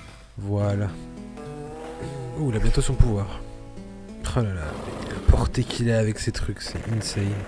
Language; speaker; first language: French; native; French